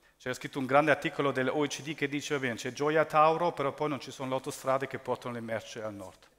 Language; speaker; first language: Italian; early bilingual, heritage; German